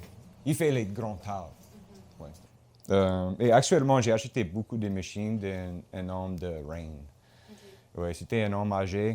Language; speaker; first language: French; non-native, local second language; English